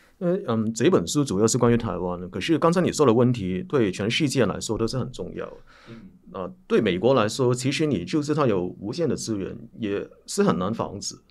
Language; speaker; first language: Chinese; non-native, local second language; Cantonese